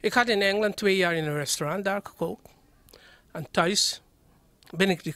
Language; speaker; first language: Dutch; non-native, fluent; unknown